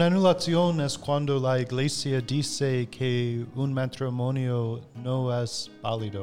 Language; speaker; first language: Spanish; non-native, fluent; English